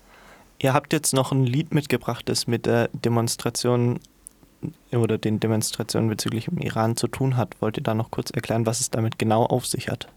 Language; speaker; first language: German; native; German